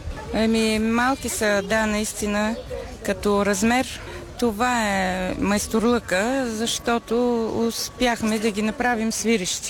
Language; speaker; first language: Bulgarian; native; Bulgarian